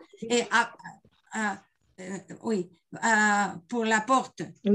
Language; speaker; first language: French; non-native, learner; Spanish